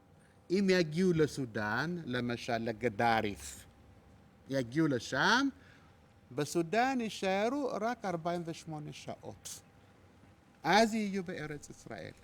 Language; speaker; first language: Hebrew; non-native, fluent; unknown